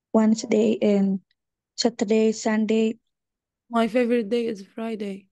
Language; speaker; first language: English; non-native, learner; Arabic